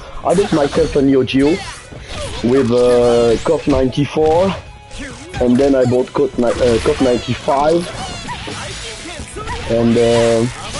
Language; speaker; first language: English; non-native, fluent; French